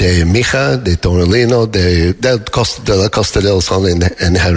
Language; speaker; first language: Spanish; non-native, learner; English